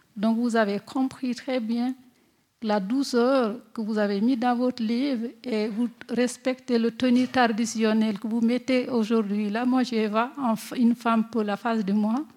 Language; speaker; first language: French; non-native, local second language; Fula